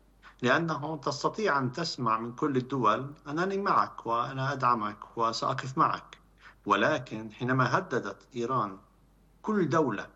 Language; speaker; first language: Arabic; native; Arabic